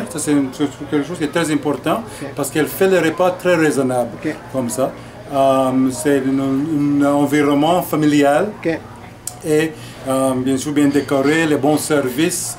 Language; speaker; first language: French; non-native, fluent; English